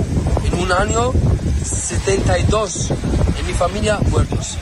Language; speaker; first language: Spanish; non-native, learner; Arabic